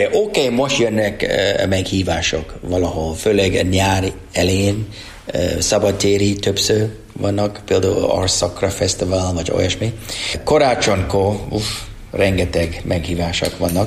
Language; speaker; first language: Hungarian; non-native, learner; English